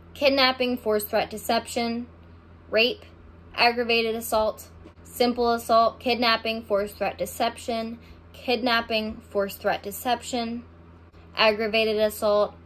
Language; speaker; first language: English; native; English